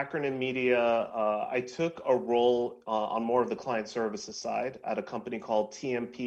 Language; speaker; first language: English; native; English